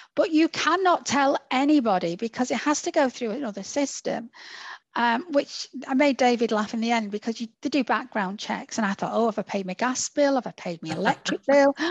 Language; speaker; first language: English; native; English